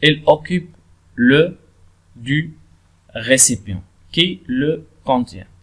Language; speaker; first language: French; non-native, local second language; Arabic